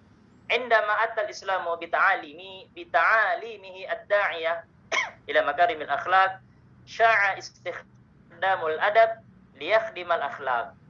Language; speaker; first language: Arabic; non-native, learner; Indonesian